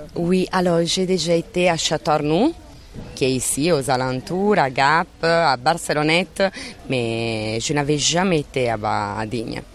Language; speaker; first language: French; non-native, fluent; Italian